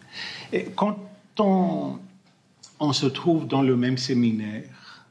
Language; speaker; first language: French; non-native, fluent; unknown